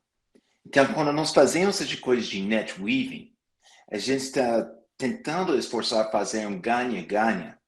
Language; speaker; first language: Portuguese; non-native, fluent; English